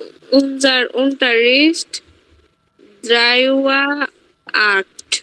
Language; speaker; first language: German; non-native, learner; Bangla